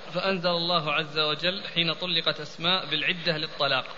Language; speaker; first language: Arabic; native; Arabic